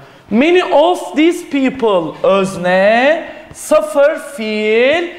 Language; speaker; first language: English; non-native, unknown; Turkish